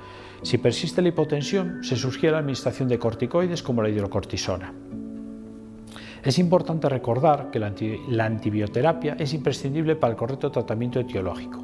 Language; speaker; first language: Spanish; native; Spanish